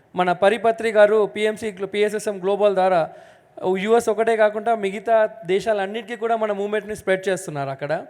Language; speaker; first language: Telugu; native; Telugu